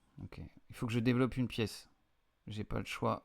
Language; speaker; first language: French; native; French